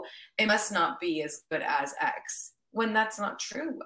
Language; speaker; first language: English; early bilingual, other home language; Spanish